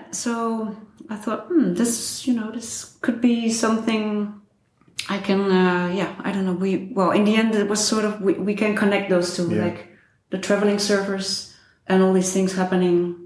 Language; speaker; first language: English; non-native, fluent; Dutch